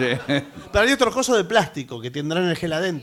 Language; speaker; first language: Spanish; native; Spanish